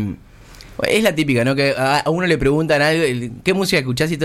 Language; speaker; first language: Spanish; native; Spanish